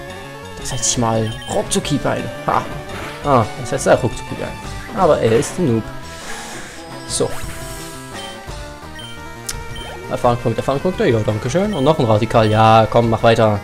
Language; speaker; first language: German; native; German